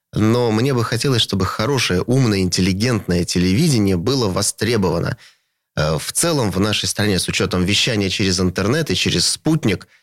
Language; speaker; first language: Russian; native; Russian